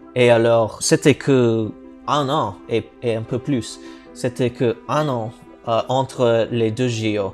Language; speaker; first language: French; non-native, learner; English